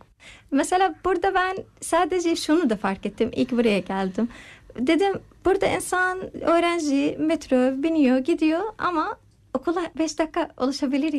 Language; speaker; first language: Turkish; non-native, learner; Arabic